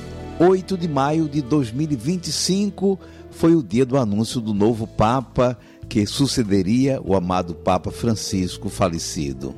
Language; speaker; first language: Portuguese; native; Portuguese